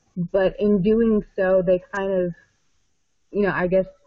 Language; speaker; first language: English; native; English